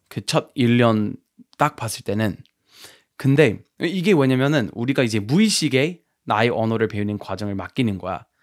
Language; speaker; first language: Korean; non-native, fluent; English